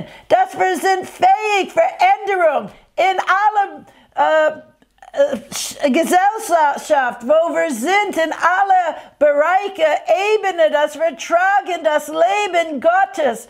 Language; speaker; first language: German; non-native, fluent; English